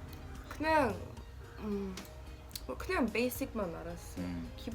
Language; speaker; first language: Korean; non-native, learner; Swedish